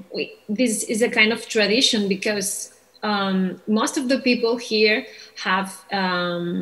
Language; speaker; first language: English; non-native, fluent; Catalan